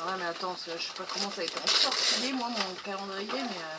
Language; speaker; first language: French; native; French